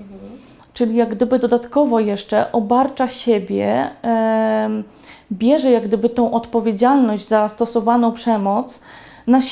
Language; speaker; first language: Polish; native; Polish